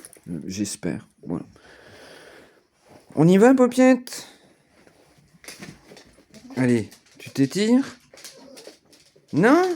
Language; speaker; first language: French; native; French